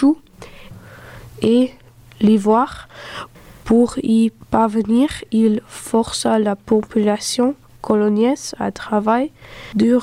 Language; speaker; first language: French; early bilingual, other home language; Dutch